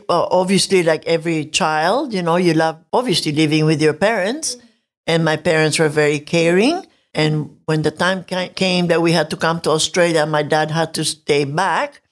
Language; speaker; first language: English; non-native, local second language; Spanish